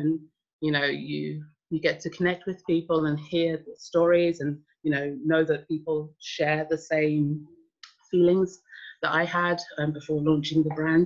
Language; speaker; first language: English; native; English